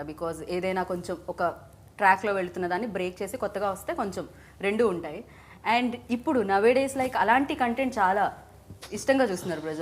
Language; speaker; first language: Telugu; native; Telugu